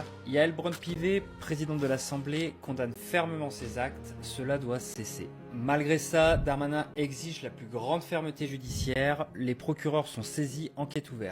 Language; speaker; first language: French; native; French